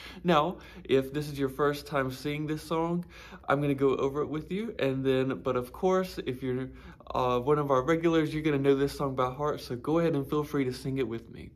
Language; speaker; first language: English; native; English